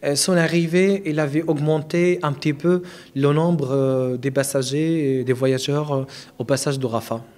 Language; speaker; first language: French; non-native, fluent; Arabic